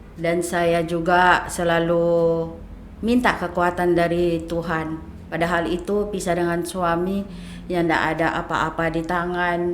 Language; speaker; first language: Indonesian; non-native, fluent; Filipino